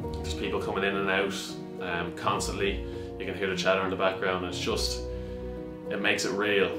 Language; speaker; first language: English; native; English